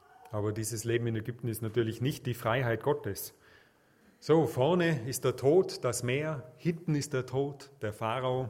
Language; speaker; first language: German; native; German